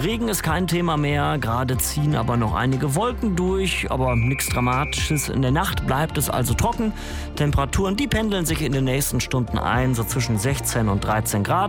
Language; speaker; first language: German; native; German